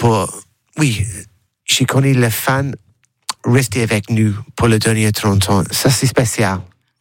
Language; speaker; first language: French; non-native, learner; English